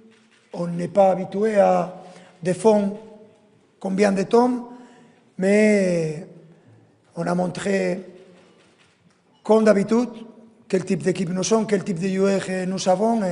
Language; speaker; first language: French; non-native, fluent; Spanish